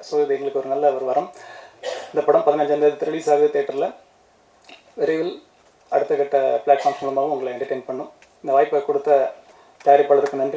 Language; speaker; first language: Tamil; native; Tamil